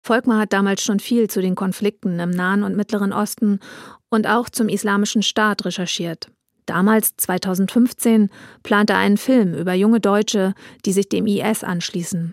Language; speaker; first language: German; native; German